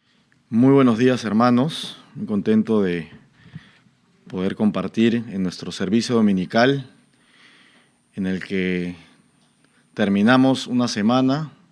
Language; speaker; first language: Spanish; native; Spanish